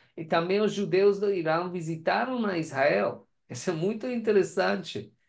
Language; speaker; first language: Portuguese; non-native, learner; Persian